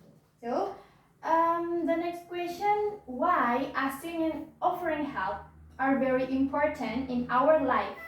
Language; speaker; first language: English; non-native, learner; Indonesian